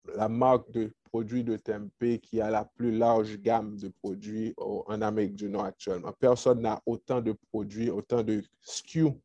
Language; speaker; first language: French; native; French